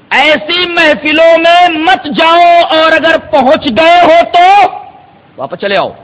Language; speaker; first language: Urdu; native; Urdu